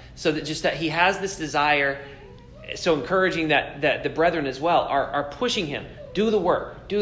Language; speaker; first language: English; native; English